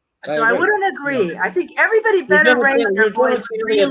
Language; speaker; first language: English; native; English